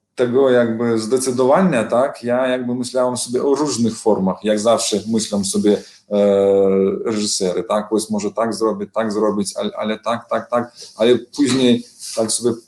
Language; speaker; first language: Polish; non-native, learner; Belarusian